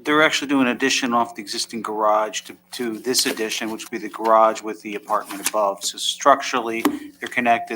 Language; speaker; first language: English; native; English